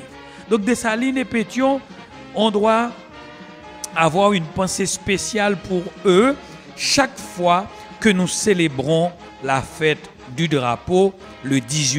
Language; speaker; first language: French; non-native, local second language; Haitian Creole